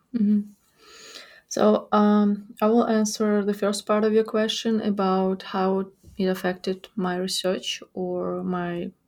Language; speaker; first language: English; non-native, fluent; Ukrainian